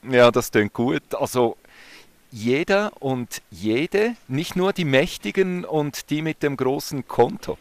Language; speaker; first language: German; native; German